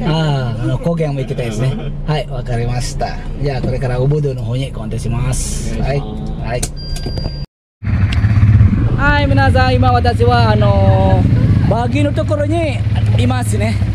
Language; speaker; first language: Japanese; non-native, fluent; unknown